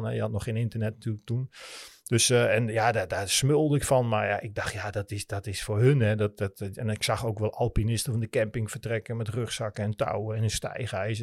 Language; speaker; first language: Dutch; native; Dutch